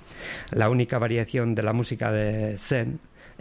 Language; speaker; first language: Spanish; non-native, local second language; Basque